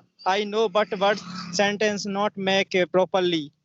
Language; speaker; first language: English; non-native, learner; Hindi